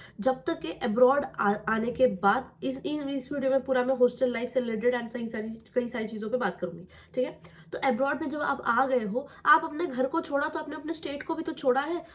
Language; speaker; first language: Hindi; non-native, local second language; Marathi